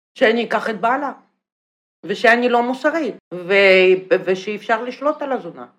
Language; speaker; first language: Hebrew; non-native, fluent; Russian